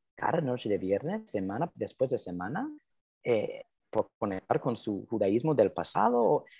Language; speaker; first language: Spanish; non-native, fluent; English